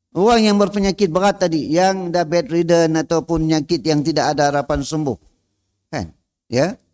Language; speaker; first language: Malay; native; Malay